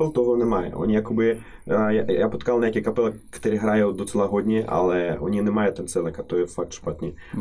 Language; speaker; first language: Czech; non-native, learner; Russian